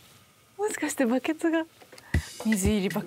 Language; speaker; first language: Japanese; native; Japanese